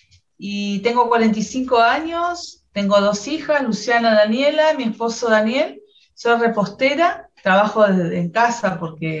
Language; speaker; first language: Spanish; native; Spanish